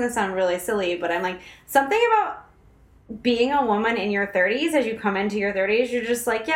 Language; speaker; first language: English; native; English